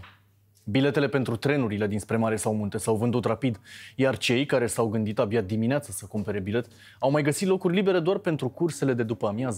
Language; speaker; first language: Romanian; native; Romanian